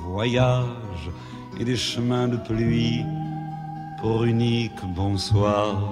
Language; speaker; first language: French; non-native, learner; Croatian